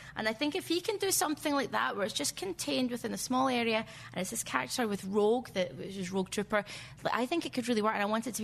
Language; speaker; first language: English; native; English